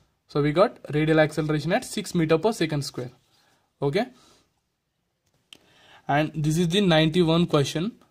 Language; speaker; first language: English; non-native, local second language; Telugu